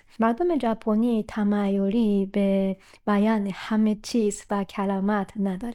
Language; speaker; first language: Persian; non-native, fluent; Japanese